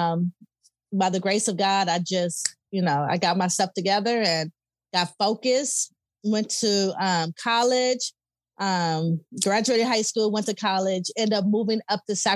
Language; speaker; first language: English; native; English